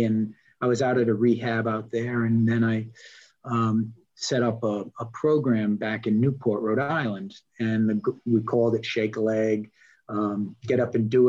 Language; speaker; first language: English; native; English